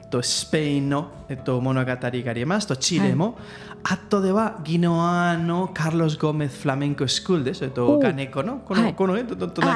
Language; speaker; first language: Japanese; non-native, learner; Spanish